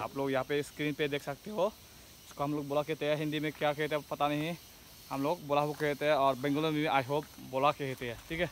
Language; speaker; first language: Hindi; non-native, local second language; Assamese